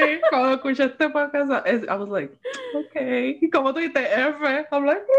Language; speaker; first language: English; early bilingual, other home language; Spanish